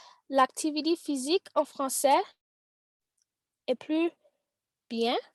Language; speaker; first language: French; non-native, learner; English